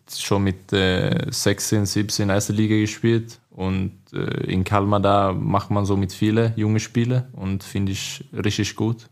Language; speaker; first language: German; non-native, learner; Swedish